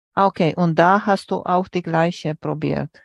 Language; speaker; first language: German; non-native, fluent; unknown